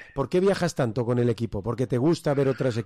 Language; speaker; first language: Spanish; non-native, learner; English